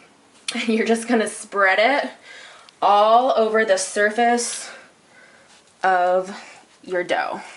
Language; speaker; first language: English; native; English